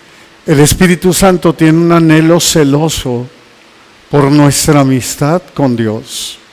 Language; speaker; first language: Spanish; native; Spanish